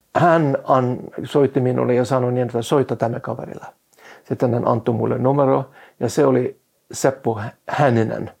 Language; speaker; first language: Finnish; non-native, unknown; Norwegian